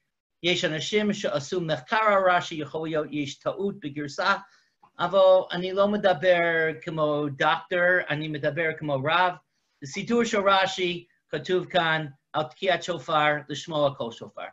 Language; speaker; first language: Hebrew; non-native, fluent; English